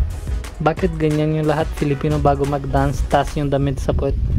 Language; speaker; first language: Filipino; non-native, learner; Punjabi